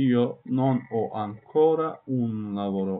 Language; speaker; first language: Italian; non-native, learner; Turkish